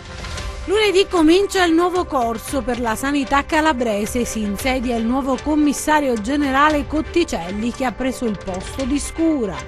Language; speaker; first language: Italian; native; Italian